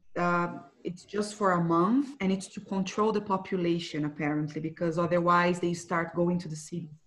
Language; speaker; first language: English; non-native, fluent; Portuguese